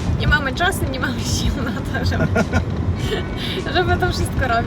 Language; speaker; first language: Polish; non-native, learner; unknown